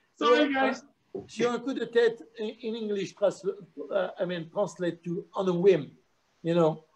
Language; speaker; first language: English; non-native, fluent; French